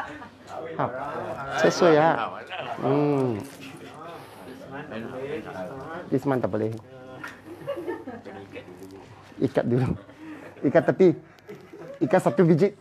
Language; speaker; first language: Chinese; non-native, local second language; Cantonese